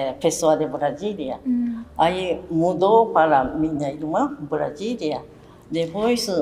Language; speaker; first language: Portuguese; non-native, learner; Japanese